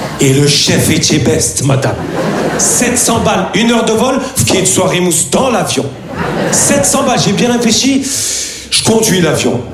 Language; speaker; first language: French; early bilingual, other home language; Arabic